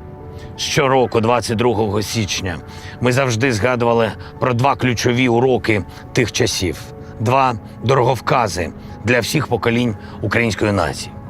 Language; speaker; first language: Ukrainian; non-native, local second language; Russian